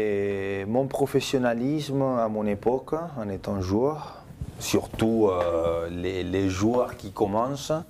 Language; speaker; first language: French; non-native, fluent; Spanish